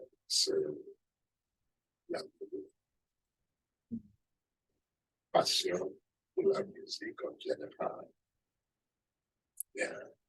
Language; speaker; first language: French; non-native, learner; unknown